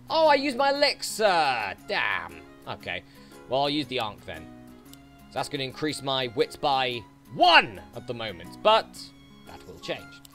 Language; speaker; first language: English; native; English